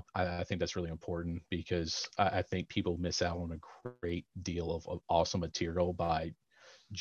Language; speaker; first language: English; native; English